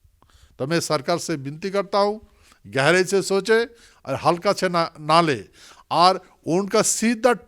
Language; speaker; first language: Hindi; non-native, local second language; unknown